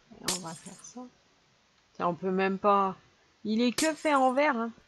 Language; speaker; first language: French; native; French